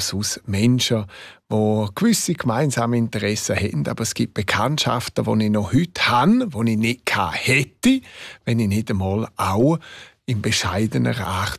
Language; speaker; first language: German; non-native, local second language; Romansh